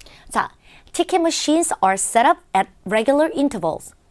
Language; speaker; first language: English; non-native, fluent; Korean